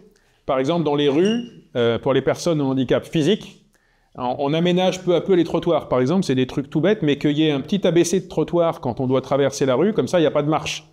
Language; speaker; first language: French; native; French